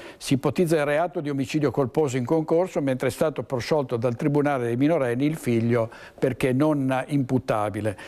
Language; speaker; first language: Italian; native; Italian